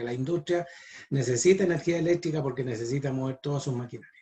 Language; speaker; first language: Spanish; native; Spanish